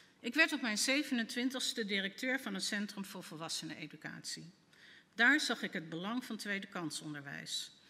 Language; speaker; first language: Dutch; native; Dutch